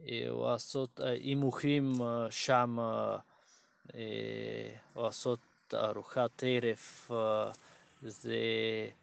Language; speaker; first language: Hebrew; non-native, learner; Bulgarian